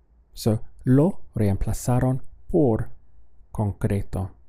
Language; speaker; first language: Spanish; non-native, fluent; English